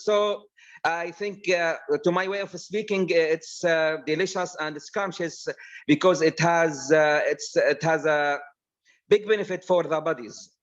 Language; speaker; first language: English; non-native, learner; Arabic